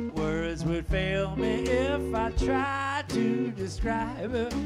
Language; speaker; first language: English; native; English